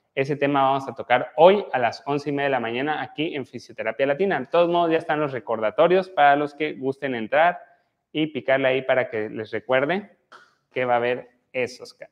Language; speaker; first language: Spanish; native; Spanish